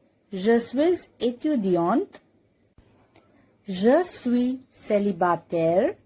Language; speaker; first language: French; non-native, learner; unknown